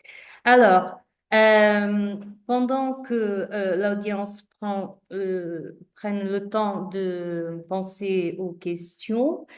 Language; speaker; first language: French; non-native, fluent; Portuguese